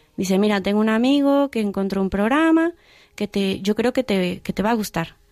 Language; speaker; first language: Spanish; early bilingual, heritage; Spanish